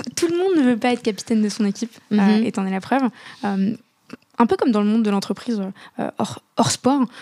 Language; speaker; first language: French; non-native, local second language; Arabic